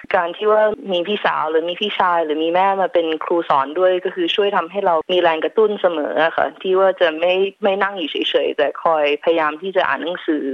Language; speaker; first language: Thai; native; Thai